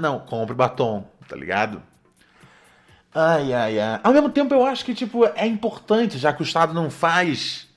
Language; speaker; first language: Portuguese; native; Portuguese